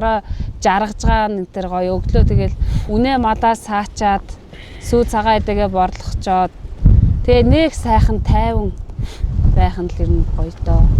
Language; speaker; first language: Mongolian; native; Mongolian